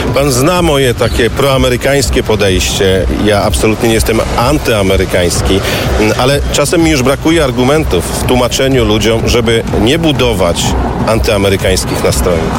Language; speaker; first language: Polish; native; Polish